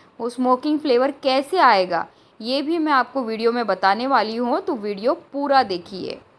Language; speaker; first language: Hindi; non-native, local second language; Marathi